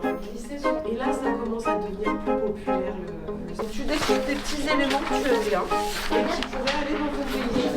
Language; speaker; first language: French; native; French